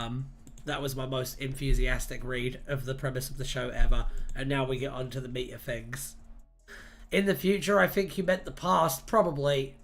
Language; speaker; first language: English; native; English